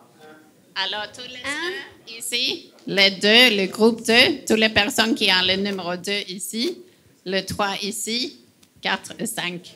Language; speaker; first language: French; non-native, fluent; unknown